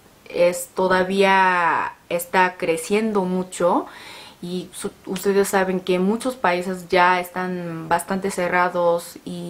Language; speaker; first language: Spanish; non-native, learner; Korean